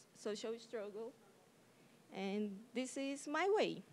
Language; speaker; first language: English; non-native, learner; Portuguese